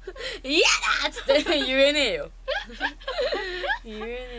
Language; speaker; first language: Japanese; native; Japanese